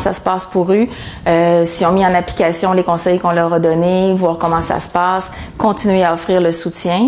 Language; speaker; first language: French; native; French